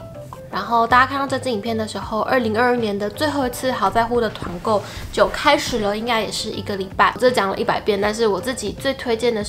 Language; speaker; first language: Chinese; native; Chinese